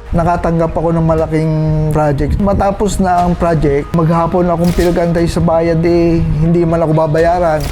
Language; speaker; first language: Filipino; native; Filipino